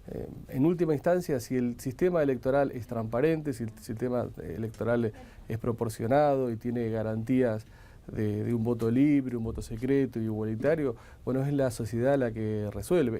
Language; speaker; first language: Spanish; native; Spanish